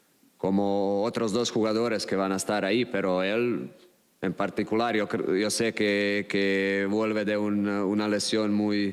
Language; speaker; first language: Spanish; non-native, fluent; Croatian